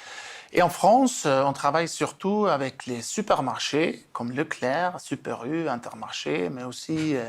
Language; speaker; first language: French; non-native, fluent; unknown